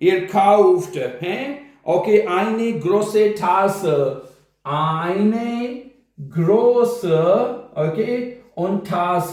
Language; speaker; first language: German; non-native, fluent; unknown